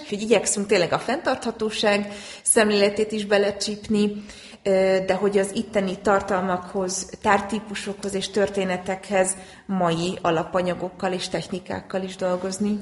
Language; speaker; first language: Hungarian; native; Hungarian